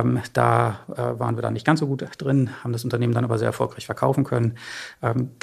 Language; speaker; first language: German; native; German